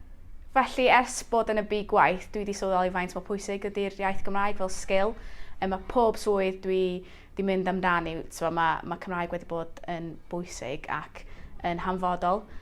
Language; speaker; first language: Welsh; non-native, local second language; English